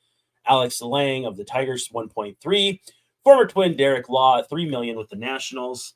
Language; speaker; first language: English; native; English